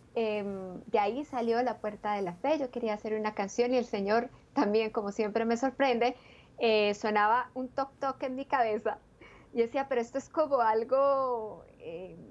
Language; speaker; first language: Spanish; native; Spanish